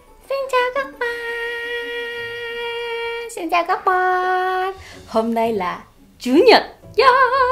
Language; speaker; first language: Vietnamese; non-native, fluent; Korean